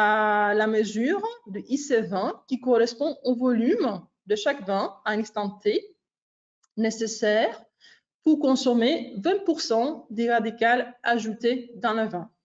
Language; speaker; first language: French; non-native, fluent; Greek